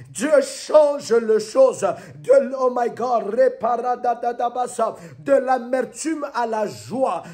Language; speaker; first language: French; non-native, local second language; Lingala